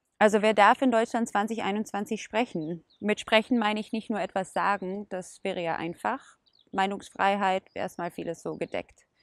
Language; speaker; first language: German; non-native, fluent; Hebrew